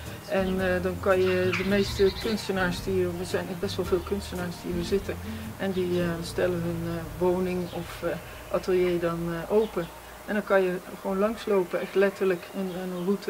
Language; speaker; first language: Dutch; native; Dutch